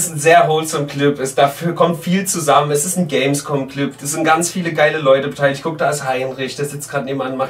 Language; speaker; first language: German; native; German